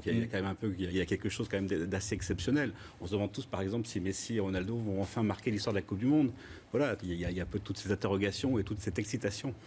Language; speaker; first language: French; native; French